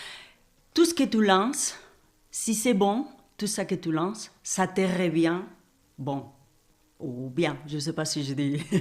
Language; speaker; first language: French; non-native, fluent; Spanish